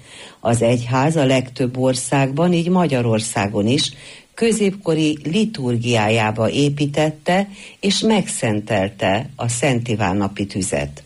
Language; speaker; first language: Hungarian; native; Hungarian